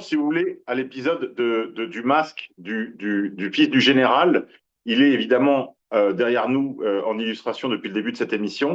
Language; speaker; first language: French; native; French